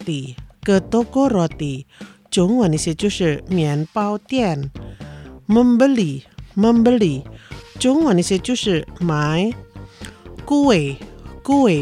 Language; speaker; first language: Chinese; non-native, learner; Indonesian